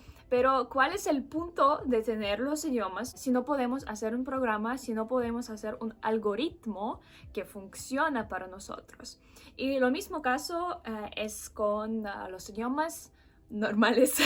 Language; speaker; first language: Spanish; non-native, fluent; Russian